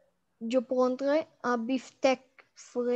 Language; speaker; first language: French; non-native, learner; Arabic